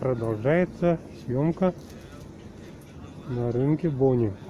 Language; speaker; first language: Russian; native; Russian